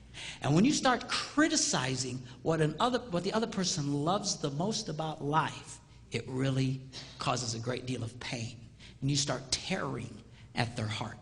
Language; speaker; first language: English; native; English